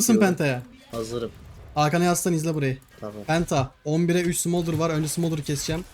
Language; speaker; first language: Turkish; native; Turkish